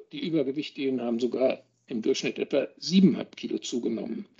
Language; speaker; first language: German; native; German